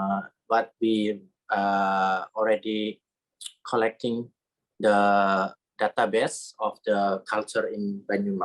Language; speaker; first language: English; non-native, learner; Indonesian